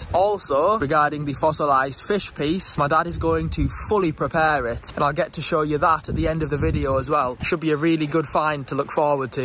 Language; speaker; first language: English; native; English